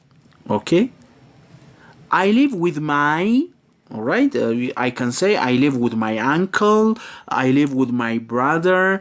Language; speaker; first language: English; non-native, fluent; Amharic